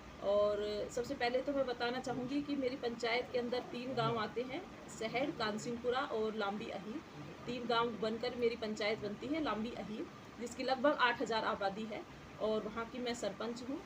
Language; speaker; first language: Hindi; native; Hindi